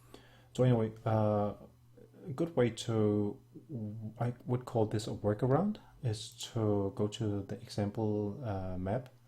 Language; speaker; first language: English; non-native, fluent; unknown